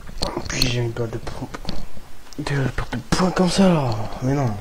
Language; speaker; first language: French; native; French